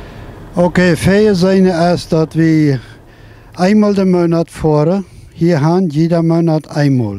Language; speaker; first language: German; non-native, local second language; Plautdietsch